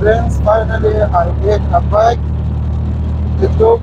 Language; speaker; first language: English; non-native, learner; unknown